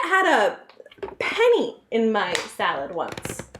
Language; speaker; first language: English; native; English